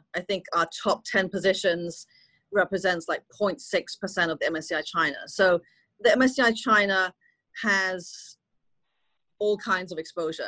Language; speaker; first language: English; non-native, local second language; Cantonese